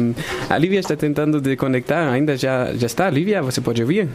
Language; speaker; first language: Portuguese; non-native, fluent; German